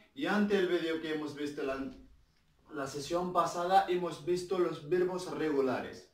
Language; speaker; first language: Spanish; non-native, fluent; Arabic